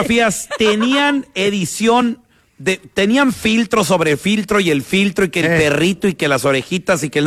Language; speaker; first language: Spanish; native; Spanish